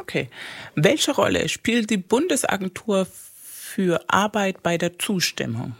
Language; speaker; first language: German; early bilingual, other home language; Spanish